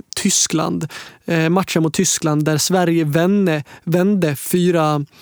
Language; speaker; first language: Swedish; native; Swedish